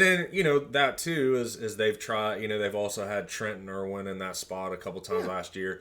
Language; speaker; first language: English; native; English